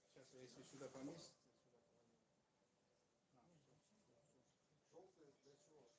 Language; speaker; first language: Russian; native; Russian